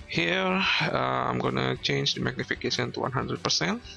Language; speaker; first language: English; non-native, learner; Indonesian